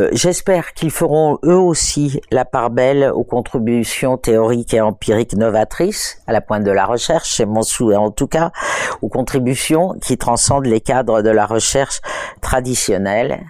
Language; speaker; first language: French; native; French